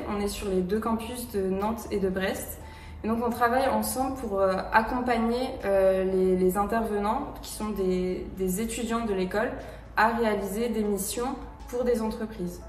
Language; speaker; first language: French; native; French